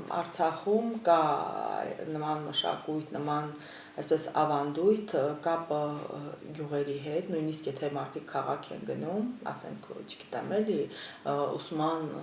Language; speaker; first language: Armenian; native; Armenian